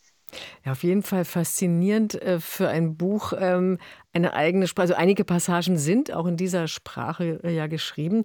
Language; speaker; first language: German; native; German